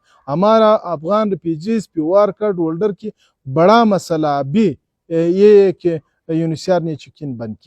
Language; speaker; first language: Hindi; non-native, fluent; Pashto